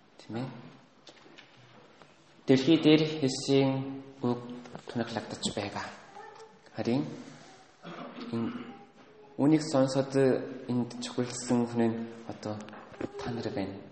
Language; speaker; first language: Mongolian; non-native, fluent; Korean